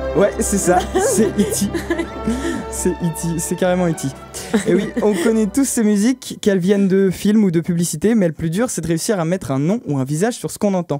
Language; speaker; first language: French; native; French